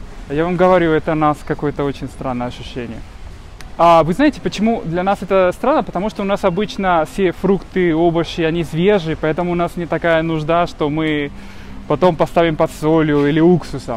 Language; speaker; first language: Russian; non-native, fluent; Spanish